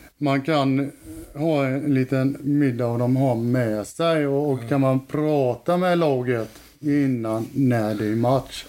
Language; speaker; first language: Swedish; native; Swedish